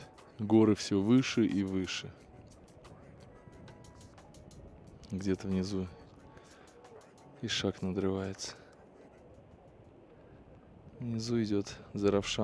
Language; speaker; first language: Russian; native; Russian